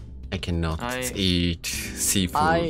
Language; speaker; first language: English; non-native, learner; Japanese